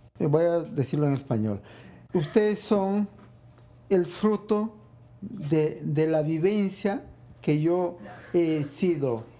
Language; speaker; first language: Spanish; non-native, local second language; Quechua